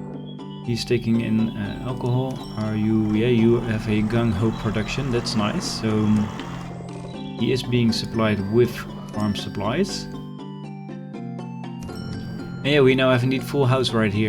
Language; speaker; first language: English; non-native, fluent; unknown